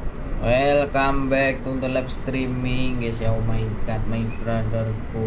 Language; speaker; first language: English; non-native, local second language; Indonesian